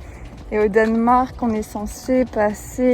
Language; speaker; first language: French; native; French